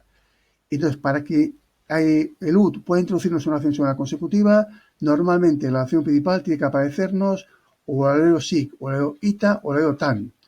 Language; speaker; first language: Spanish; native; Spanish